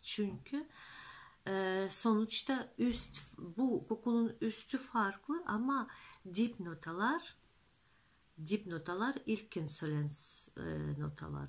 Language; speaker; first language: Turkish; non-native, fluent; Russian